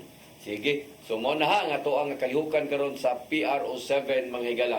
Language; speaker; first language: Cebuano; native; Cebuano